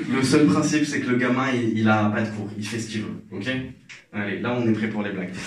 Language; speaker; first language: French; non-native, local second language; Arabic